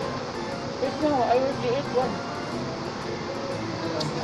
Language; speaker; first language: English; non-native, local second language; Filipino